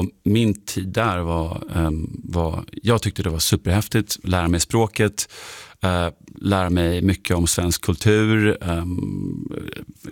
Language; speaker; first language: Swedish; non-native, fluent; German